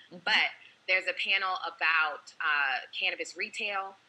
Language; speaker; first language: English; native; English